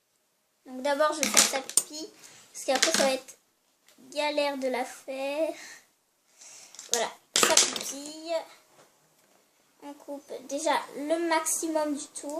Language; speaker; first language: French; native; French